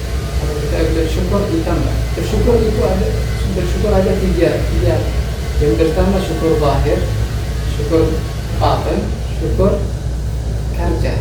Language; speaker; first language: Indonesian; non-native, learner; Arabic